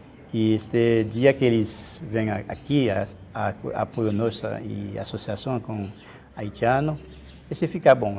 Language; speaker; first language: Portuguese; non-native, learner; Haitian Creole